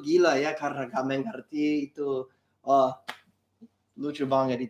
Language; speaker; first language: Indonesian; non-native, learner; English